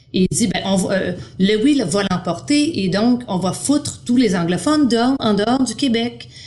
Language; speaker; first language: French; native; French